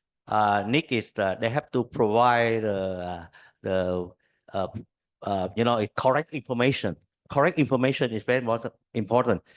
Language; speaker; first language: English; non-native, learner; Vietnamese